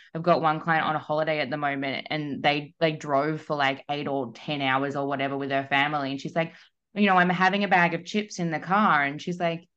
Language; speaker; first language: English; native; English